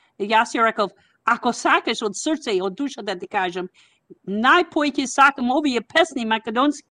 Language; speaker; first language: Macedonian; non-native, learner; English